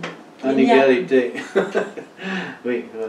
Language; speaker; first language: French; non-native, learner; English